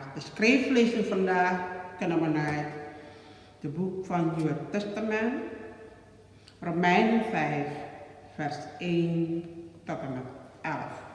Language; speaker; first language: Dutch; non-native, learner; Indonesian